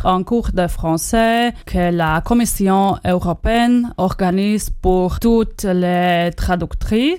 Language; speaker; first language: French; non-native, learner; Slovak